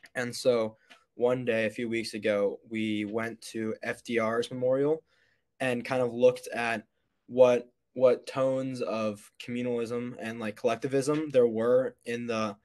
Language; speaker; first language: English; native; English